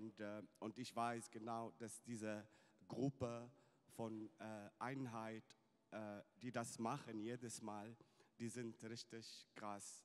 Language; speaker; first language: German; non-native, fluent; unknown